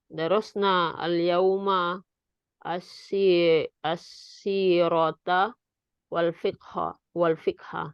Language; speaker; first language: Arabic; non-native, fluent; Indonesian